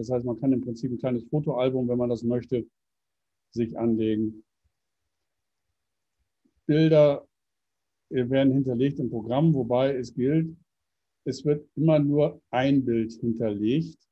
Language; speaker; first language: German; native; German